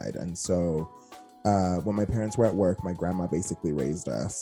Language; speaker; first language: English; early bilingual, other home language; Spanish